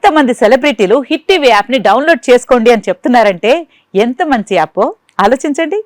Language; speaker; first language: Telugu; native; Telugu